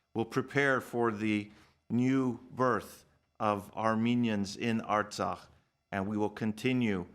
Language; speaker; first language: English; early bilingual, other home language; Armenian